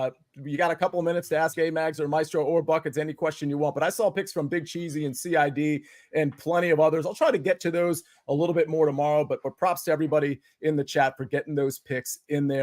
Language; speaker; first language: English; native; English